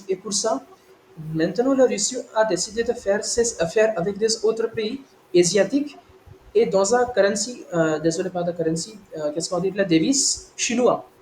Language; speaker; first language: French; non-native, learner; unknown